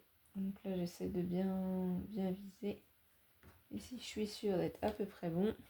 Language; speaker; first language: French; native; French